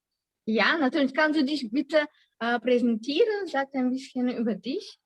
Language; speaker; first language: German; non-native, learner; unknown